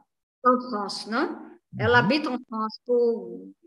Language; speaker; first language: French; non-native, learner; Portuguese